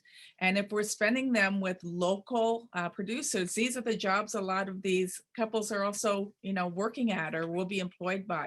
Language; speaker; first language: English; native; English